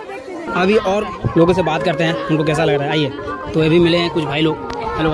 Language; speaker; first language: Hindi; non-native, local second language; Odia